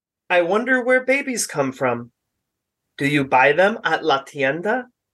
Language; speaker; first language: English; native; English